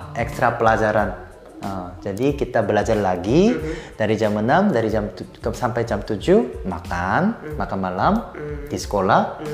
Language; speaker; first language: Indonesian; non-native, fluent; Korean